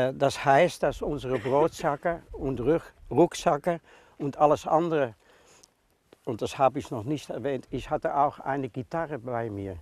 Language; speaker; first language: German; non-native, fluent; Dutch